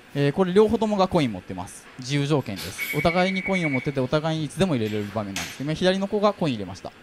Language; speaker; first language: Japanese; native; Japanese